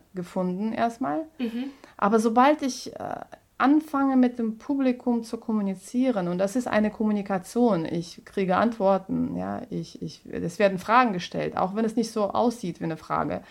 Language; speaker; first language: German; non-native, fluent; Russian